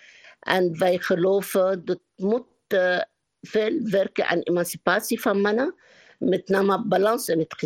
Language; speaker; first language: Dutch; non-native, learner; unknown